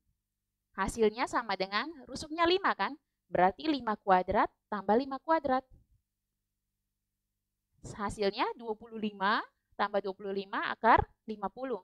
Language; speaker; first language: Indonesian; native; Indonesian